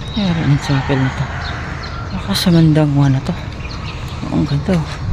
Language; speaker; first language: Filipino; non-native, local second language; Cebuano